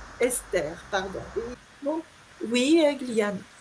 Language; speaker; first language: French; native; French